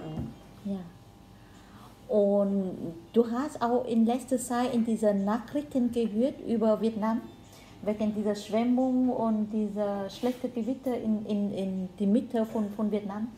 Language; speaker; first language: German; non-native, learner; Vietnamese